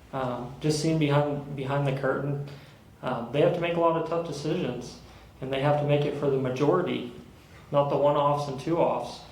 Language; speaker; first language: English; native; English